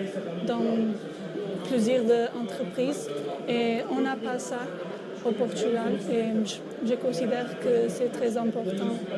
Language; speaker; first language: French; non-native, learner; Portuguese